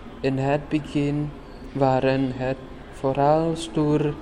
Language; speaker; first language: Dutch; non-native, learner; Indonesian